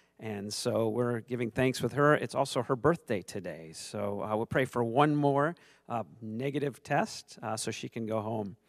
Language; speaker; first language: English; native; English